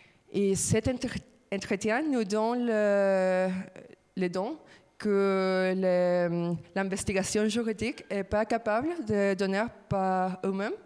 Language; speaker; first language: French; non-native, fluent; Spanish